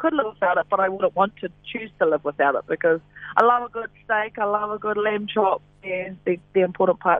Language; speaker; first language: English; native; English